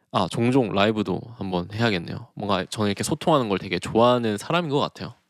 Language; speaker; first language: Korean; native; Korean